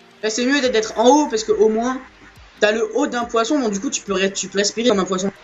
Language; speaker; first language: French; native; French